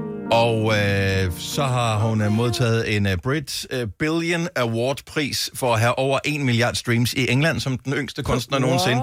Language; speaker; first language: Danish; native; Danish